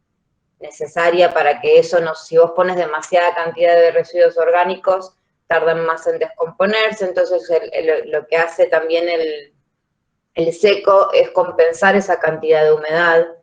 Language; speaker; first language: Spanish; native; Spanish